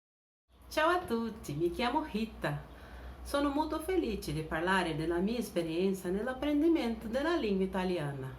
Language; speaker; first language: Italian; non-native, learner; Portuguese